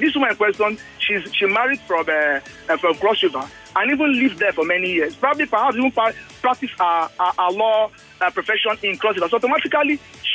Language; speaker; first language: English; non-native, local second language; Yoruba